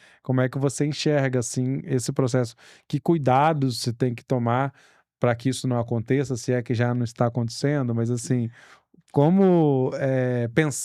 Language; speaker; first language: Portuguese; native; Portuguese